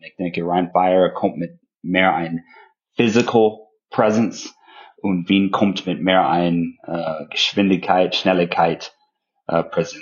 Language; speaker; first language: German; non-native, fluent; English